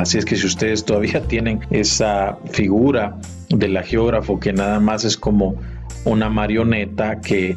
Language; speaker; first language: Spanish; native; Spanish